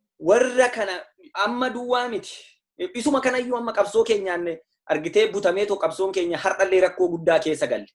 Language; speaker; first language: Oromo; native; Oromo